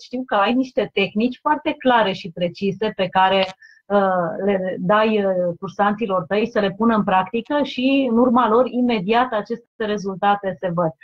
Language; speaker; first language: Romanian; native; Romanian